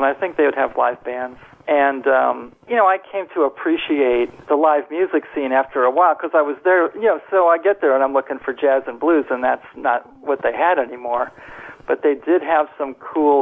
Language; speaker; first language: English; native; English